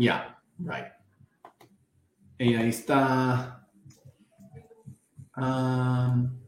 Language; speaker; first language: Spanish; non-native, fluent; English